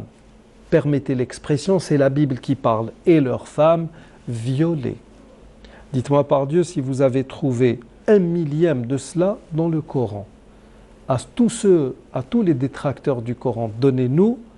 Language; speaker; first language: French; non-native, local second language; Arabic